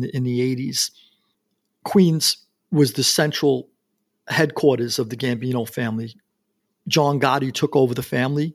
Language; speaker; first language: English; native; English